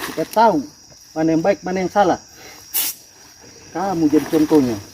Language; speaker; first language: Indonesian; native; Indonesian